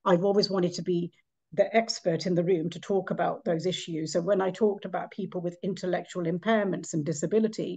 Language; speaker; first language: English; native; English